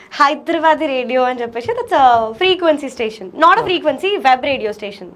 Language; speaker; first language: Telugu; non-native, local second language; Marathi